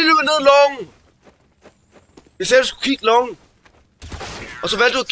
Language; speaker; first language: Danish; native; Danish